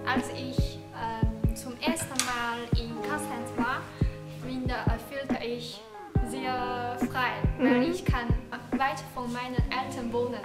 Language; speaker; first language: German; non-native, learner; Chinese